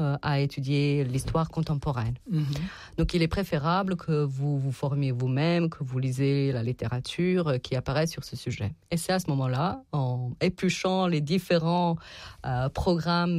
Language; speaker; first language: French; non-native, fluent; Serbian